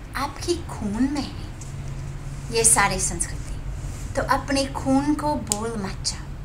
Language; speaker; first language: Hindi; non-native, fluent; English